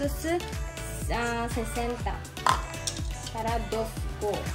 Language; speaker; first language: Spanish; non-native, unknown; Japanese